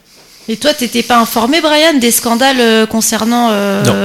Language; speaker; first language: French; native; French